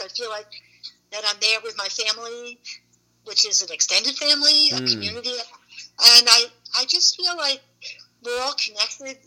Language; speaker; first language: English; native; English